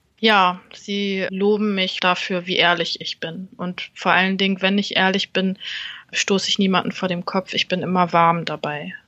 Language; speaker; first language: German; early bilingual, other home language; Vietnamese